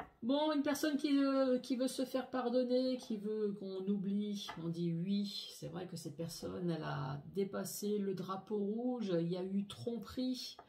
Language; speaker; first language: French; native; French